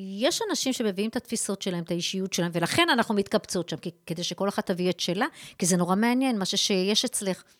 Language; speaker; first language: Hebrew; native; Hebrew